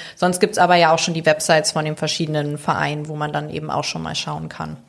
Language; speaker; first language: German; native; German